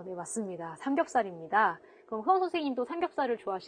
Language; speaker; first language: Korean; native; Korean